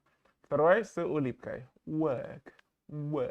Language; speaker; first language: Russian; non-native, fluent; English